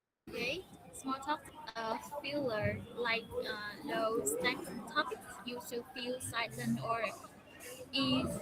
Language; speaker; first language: English; non-native, learner; Vietnamese